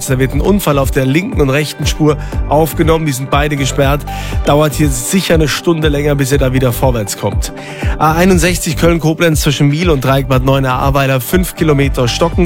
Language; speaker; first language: German; native; German